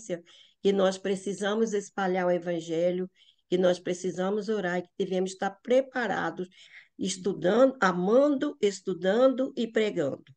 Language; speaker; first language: Portuguese; native; Portuguese